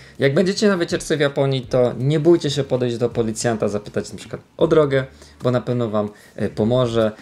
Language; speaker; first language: Polish; native; Polish